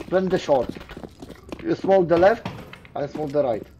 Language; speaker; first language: English; non-native, learner; Polish